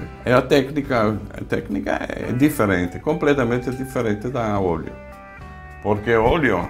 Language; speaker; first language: Portuguese; non-native, fluent; Italian